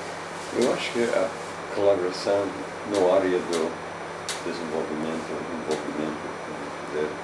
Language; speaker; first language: Portuguese; non-native, fluent; English